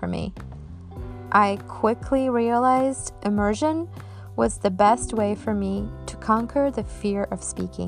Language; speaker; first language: English; non-native, fluent; Polish